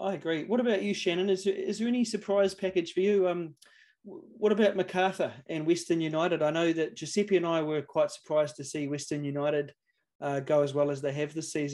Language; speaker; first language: English; native; English